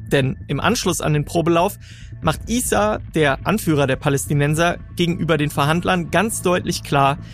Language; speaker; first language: German; native; German